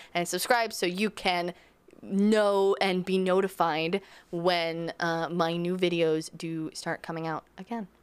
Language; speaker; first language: English; native; English